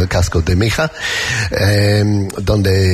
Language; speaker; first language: Spanish; non-native, learner; English